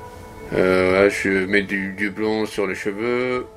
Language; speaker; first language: French; non-native, fluent; Japanese